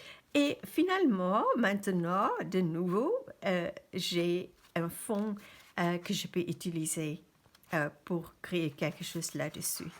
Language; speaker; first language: French; non-native, fluent; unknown